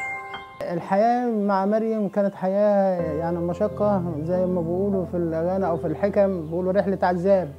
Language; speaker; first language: Arabic; native; Arabic